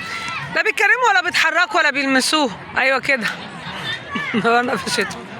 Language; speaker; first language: Arabic; native; Arabic